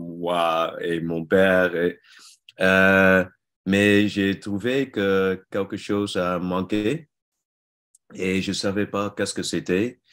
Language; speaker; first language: French; non-native, learner; Dutch